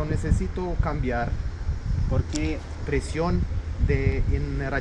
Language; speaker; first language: Spanish; non-native, learner; Romanian